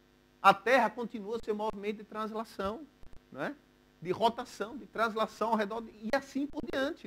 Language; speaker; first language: Portuguese; native; Portuguese